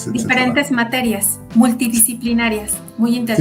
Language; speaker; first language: Spanish; native; Spanish